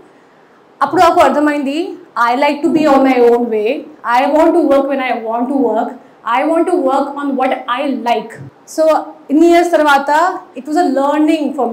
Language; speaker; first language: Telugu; non-native, learner; Hindi